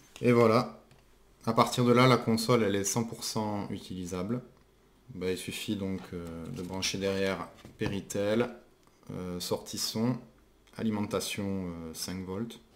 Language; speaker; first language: French; native; French